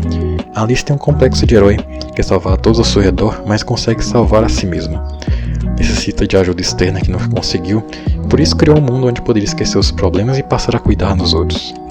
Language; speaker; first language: Portuguese; native; Portuguese